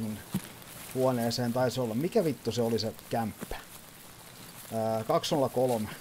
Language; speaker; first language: Finnish; native; Finnish